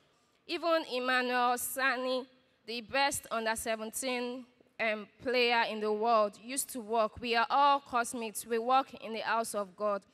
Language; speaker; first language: English; non-native, local second language; Yoruba